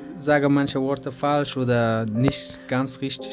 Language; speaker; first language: German; non-native, learner; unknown